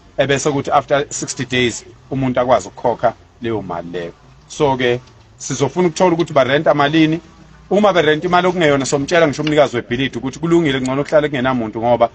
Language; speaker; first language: Zulu; native; Zulu